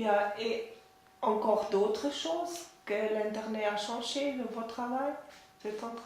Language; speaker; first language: French; non-native, fluent; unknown